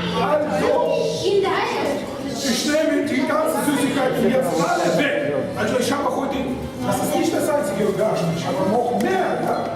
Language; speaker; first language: German; non-native, fluent; Russian